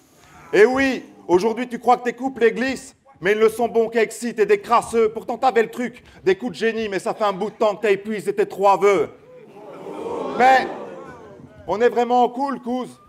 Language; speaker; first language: French; native; French